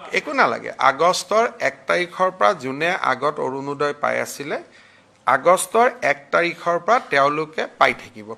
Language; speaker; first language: Assamese; native; Assamese